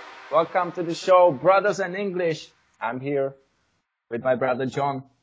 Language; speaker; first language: English; non-native, learner; Czech